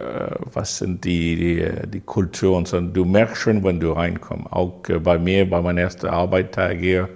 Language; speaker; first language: German; non-native, fluent; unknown